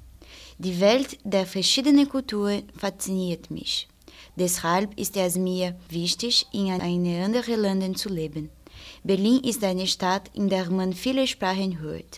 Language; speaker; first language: German; non-native, fluent; Portuguese